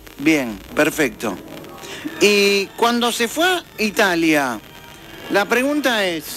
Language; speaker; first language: Spanish; native; Spanish